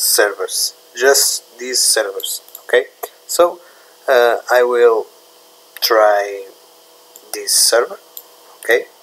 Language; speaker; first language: English; non-native, learner; Portuguese